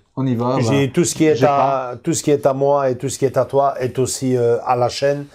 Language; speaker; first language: French; native; French